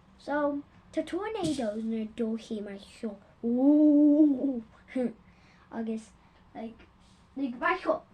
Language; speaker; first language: Irish; non-native, local second language; English